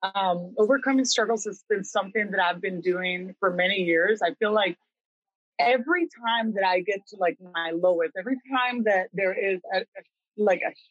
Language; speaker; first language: English; early bilingual, other home language; Spanish